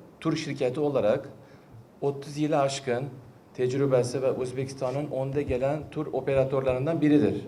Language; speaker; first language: Turkish; non-native, learner; Uzbek